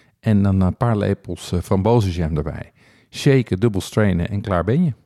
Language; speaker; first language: Dutch; native; Dutch